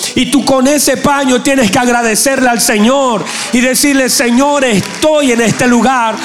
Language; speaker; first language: Spanish; native; Spanish